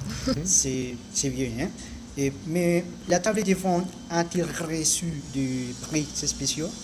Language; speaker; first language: French; non-native, learner; Spanish